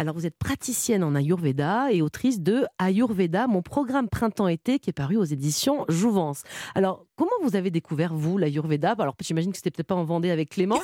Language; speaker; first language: French; native; French